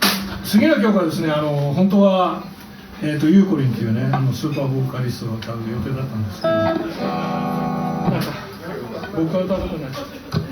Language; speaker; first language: Japanese; native; Japanese